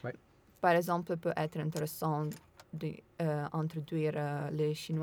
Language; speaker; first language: French; non-native, learner; Italian